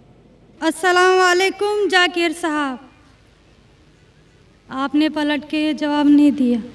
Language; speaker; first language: Hindi; non-native, local second language; Marathi